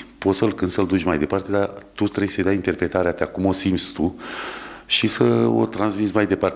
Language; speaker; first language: Romanian; native; Romanian